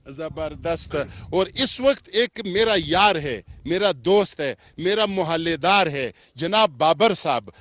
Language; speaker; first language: Urdu; non-native, local second language; Pashto